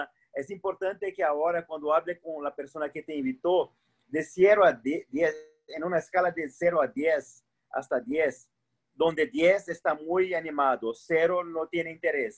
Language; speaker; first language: Spanish; non-native, fluent; Portuguese